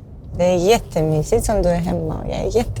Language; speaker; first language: Swedish; non-native, learner; Serbian